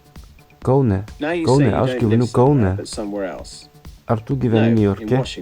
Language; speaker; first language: Lithuanian; non-native, learner; Cantonese